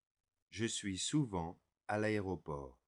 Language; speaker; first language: French; non-native, fluent; English